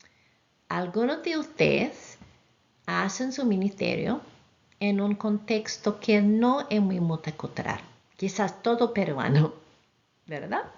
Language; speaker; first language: Spanish; non-native, fluent; English